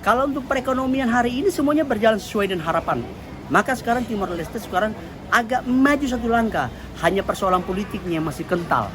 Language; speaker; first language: Indonesian; non-native, local second language; Tetum